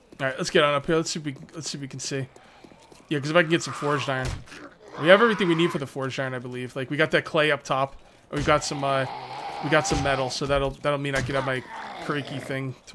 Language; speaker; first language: English; native; English